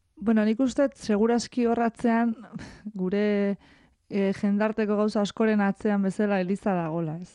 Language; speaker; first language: Basque; native; Basque